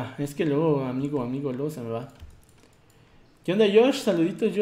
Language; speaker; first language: Spanish; native; Spanish